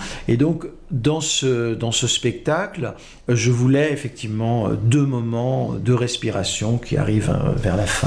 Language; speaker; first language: French; native; French